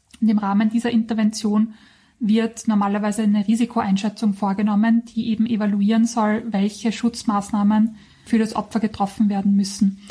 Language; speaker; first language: German; native; German